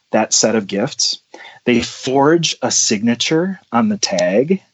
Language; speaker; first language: English; native; English